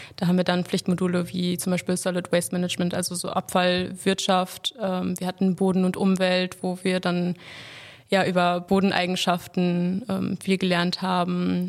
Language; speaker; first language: German; native; German